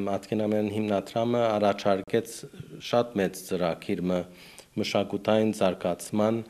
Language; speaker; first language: Armenian; early bilingual, heritage; Armenian